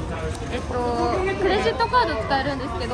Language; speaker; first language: Japanese; native; Japanese